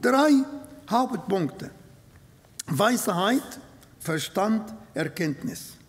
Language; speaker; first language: German; non-native, fluent; Arabic